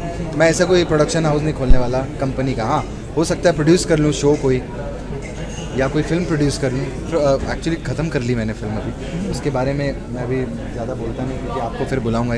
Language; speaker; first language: Hindi; native; Hindi